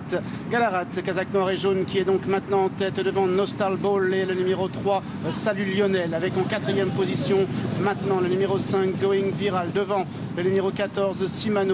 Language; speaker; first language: French; native; French